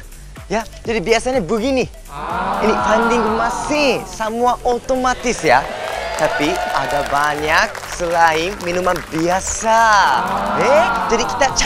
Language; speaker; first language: Indonesian; non-native, fluent; Japanese